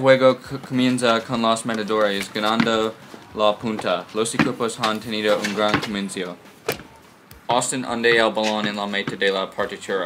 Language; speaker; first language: Spanish; non-native, learner; English